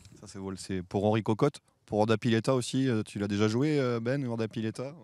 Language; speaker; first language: French; native; French